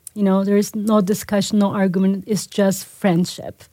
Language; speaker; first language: English; non-native, fluent; Turkish